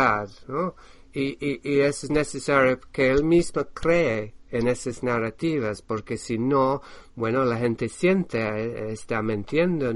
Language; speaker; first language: Spanish; non-native, fluent; English